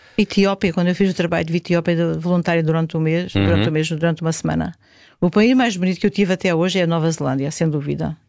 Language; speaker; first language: Portuguese; native; Portuguese